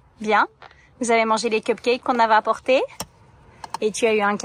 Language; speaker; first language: French; native; French